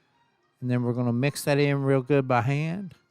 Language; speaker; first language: English; native; English